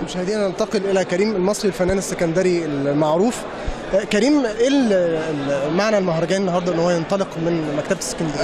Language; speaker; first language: Arabic; native; Arabic